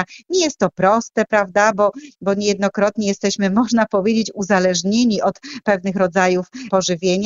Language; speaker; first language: Polish; native; Polish